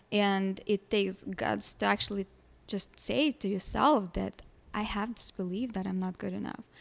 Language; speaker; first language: English; non-native, fluent; Lithuanian